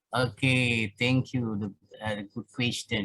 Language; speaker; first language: English; non-native, fluent; Indonesian